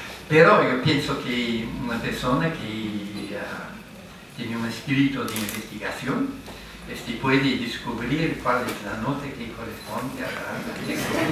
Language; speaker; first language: Spanish; non-native, fluent; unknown